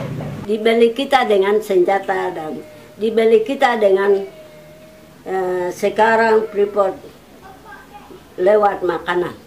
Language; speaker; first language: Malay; non-native, local second language; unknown